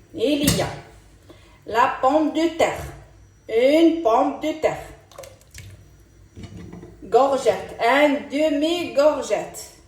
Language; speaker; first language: French; non-native, local second language; Arabic